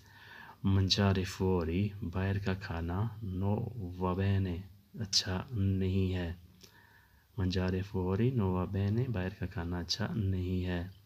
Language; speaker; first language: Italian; non-native, learner; Urdu